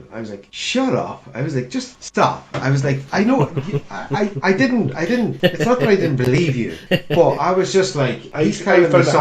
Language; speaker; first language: English; native; English